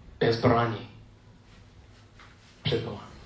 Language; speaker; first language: Czech; non-native, learner; English